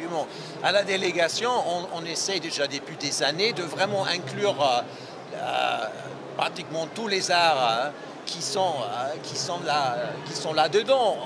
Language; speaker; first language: French; non-native, fluent; German